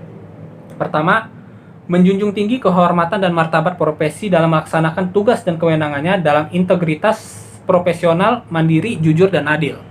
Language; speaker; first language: Indonesian; native; Indonesian